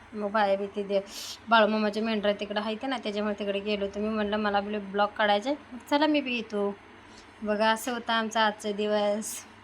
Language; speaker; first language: Marathi; native; Marathi